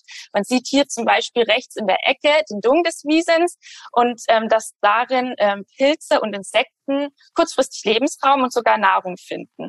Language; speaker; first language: German; native; German